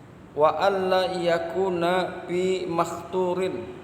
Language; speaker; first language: Arabic; non-native, fluent; Indonesian